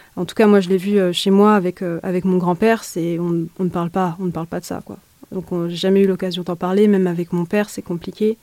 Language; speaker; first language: French; native; French